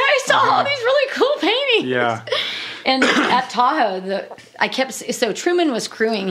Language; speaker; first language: English; native; English